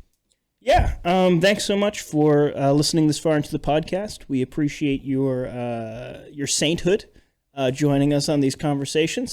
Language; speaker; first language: English; native; English